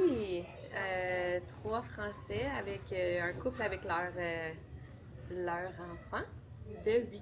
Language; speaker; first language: French; native; French